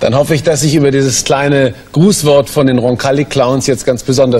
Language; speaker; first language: German; native; German